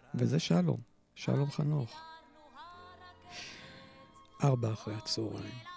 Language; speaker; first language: Hebrew; native; Hebrew